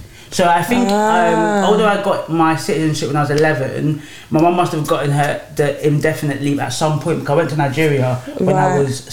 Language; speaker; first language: English; native; English